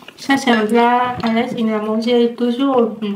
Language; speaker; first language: French; non-native, learner; Vietnamese